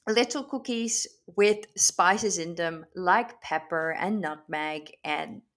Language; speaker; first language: English; non-native, fluent; Dutch